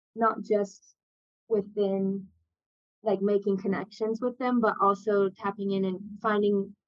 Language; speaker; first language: English; native; English